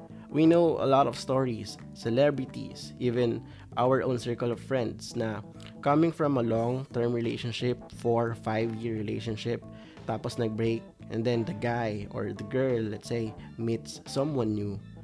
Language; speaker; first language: English; non-native, local second language; Filipino